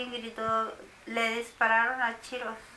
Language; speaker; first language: Spanish; native; Spanish